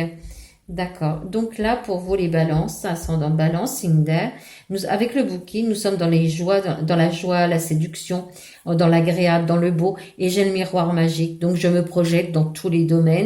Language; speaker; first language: French; native; French